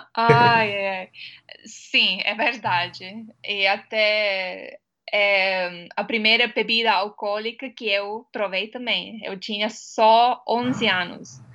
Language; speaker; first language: Portuguese; non-native, fluent; Estonian